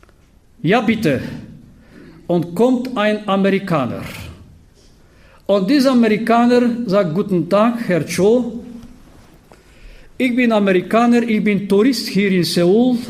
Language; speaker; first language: German; non-native, fluent; Bulgarian